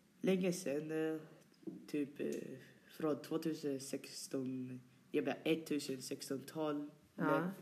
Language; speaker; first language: Swedish; early bilingual, other home language; Polish